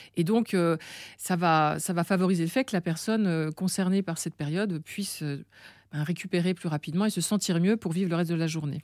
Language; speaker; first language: French; native; French